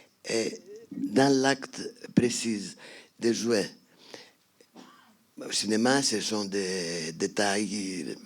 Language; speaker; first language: French; non-native, fluent; Greek